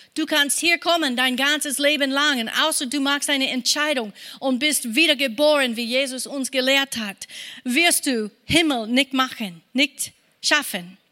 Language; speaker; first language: German; non-native, fluent; English